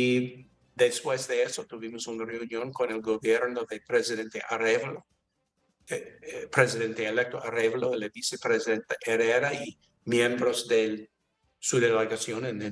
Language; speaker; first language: Spanish; non-native, learner; English